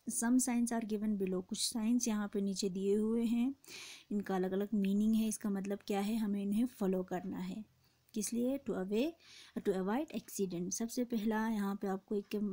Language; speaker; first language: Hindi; non-native, local second language; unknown